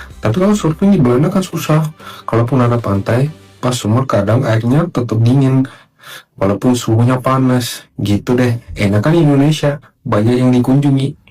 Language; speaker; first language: Indonesian; non-native, fluent; Dutch